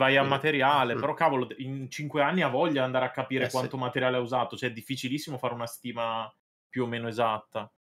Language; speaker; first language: Italian; native; Italian